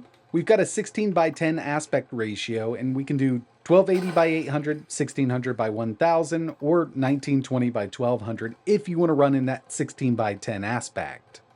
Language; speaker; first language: English; native; English